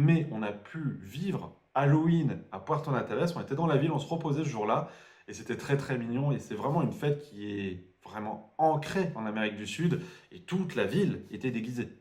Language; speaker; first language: French; native; French